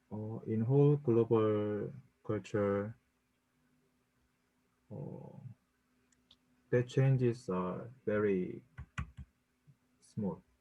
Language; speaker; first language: English; non-native, learner; Korean